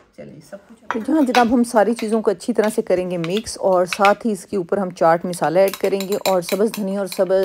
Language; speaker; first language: Urdu; native; Urdu